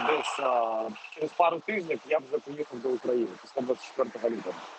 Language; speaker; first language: Ukrainian; non-native, fluent; Russian